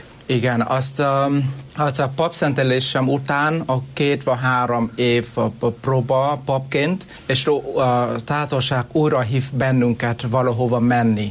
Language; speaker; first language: Hungarian; non-native, fluent; Vietnamese